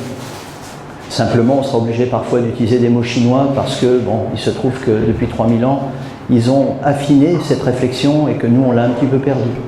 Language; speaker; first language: French; native; French